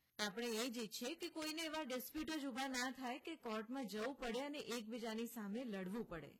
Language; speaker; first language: Gujarati; native; Gujarati